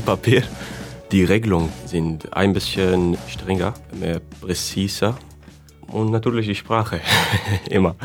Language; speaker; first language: German; non-native, learner; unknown